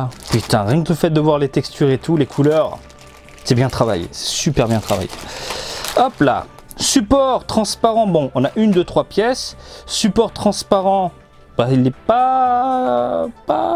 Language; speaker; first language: French; native; French